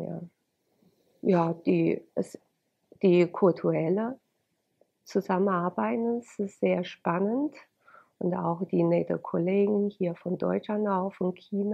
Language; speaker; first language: German; non-native, fluent; Chinese